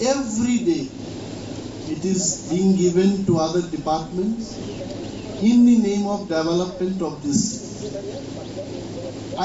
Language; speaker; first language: English; non-native, local second language; Bangla